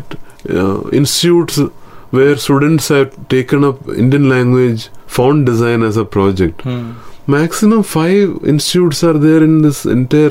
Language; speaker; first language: English; non-native, local second language; Malayalam